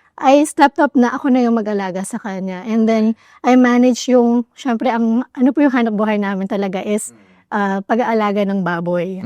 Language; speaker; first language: Filipino; native; Filipino